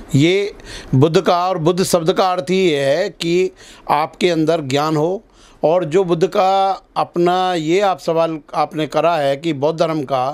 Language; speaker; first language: Hindi; native; Hindi